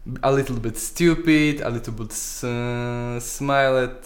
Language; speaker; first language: English; non-native, learner; Polish